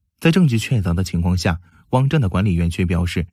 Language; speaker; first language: Chinese; native; Chinese